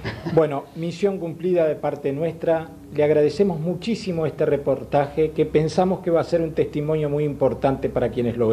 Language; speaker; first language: Spanish; native; Spanish